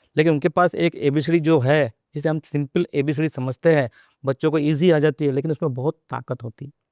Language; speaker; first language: Hindi; non-native, local second language; Telugu